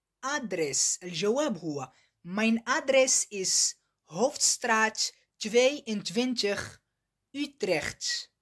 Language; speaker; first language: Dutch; non-native, learner; Arabic